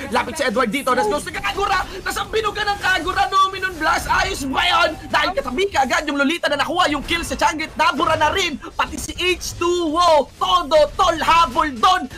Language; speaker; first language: Filipino; native; Filipino